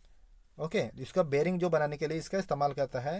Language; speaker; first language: Hindi; non-native, local second language; Marathi